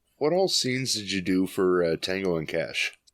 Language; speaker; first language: English; native; English